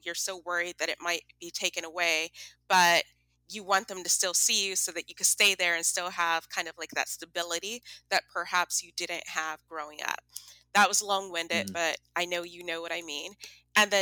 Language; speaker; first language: English; native; English